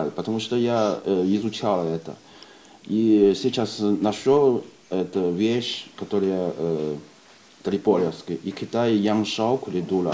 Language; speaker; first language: Russian; non-native, learner; Chinese